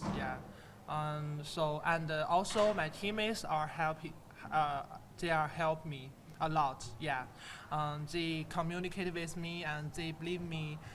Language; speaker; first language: English; non-native, learner; Chinese